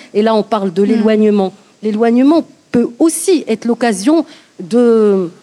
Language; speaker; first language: French; non-native, local second language; Arabic